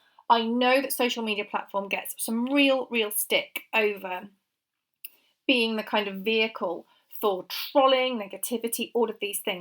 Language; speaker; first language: English; native; English